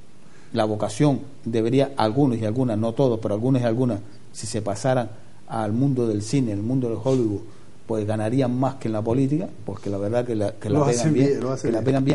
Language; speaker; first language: Spanish; native; Spanish